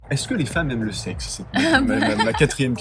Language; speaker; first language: French; native; French